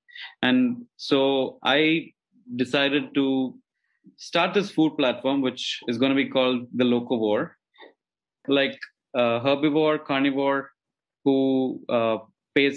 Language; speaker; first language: English; non-native, local second language; Malayalam